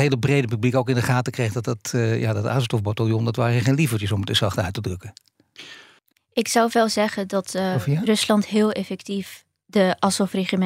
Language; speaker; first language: Dutch; native; Dutch